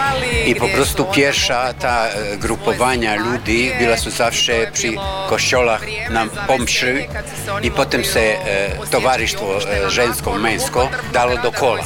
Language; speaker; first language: Polish; non-native, learner; Croatian